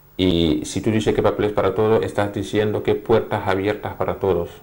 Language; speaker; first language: Spanish; non-native, fluent; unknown